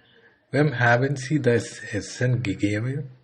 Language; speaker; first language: German; non-native, fluent; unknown